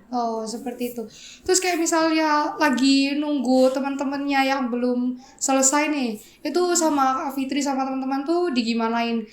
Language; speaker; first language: Indonesian; native; Indonesian